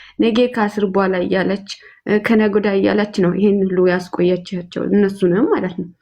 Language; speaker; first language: Amharic; non-native, local second language; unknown